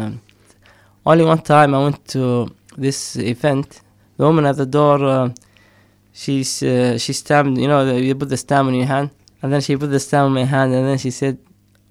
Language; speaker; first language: English; non-native, fluent; Somali